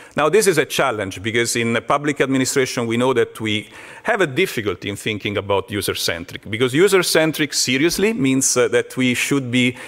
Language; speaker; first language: English; non-native, fluent; Italian